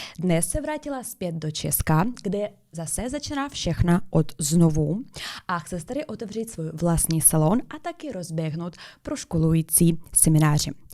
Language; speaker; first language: Czech; non-native, fluent; Russian